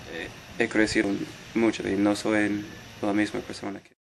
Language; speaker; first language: Spanish; non-native, fluent; English